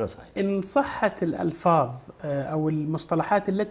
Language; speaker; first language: Arabic; native; Arabic